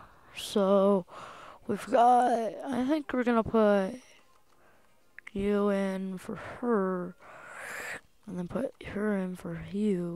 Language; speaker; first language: English; native; English